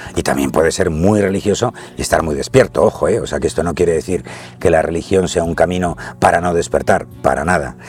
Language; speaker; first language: Spanish; native; Spanish